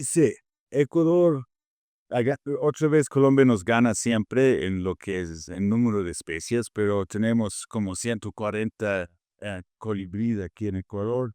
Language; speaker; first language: Spanish; non-native, fluent; English